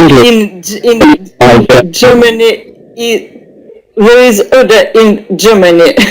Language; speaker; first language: English; non-native, learner; Russian